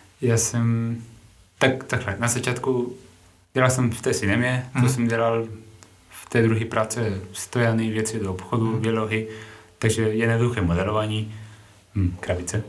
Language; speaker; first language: Czech; non-native, fluent; Spanish